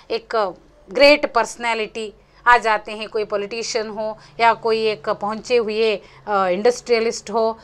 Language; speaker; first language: Hindi; non-native, local second language; Konkani